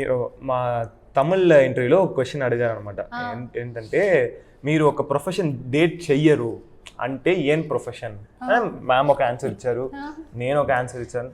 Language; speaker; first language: Telugu; non-native, local second language; Tamil